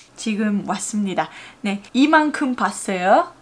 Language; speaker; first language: Korean; non-native, fluent; French